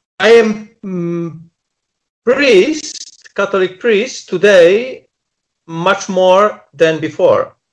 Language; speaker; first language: English; non-native, fluent; Polish